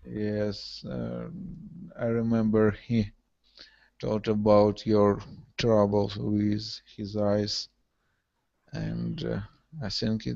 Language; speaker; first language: English; non-native, learner; Russian